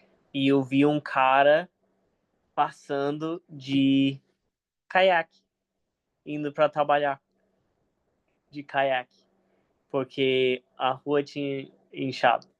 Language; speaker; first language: Portuguese; non-native, fluent; English